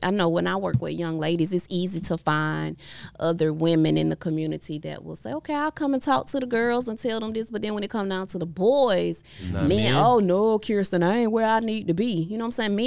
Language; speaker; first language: English; native; English